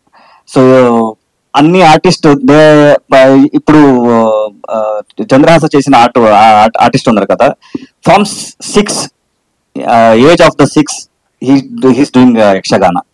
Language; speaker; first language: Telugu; non-native, learner; Kannada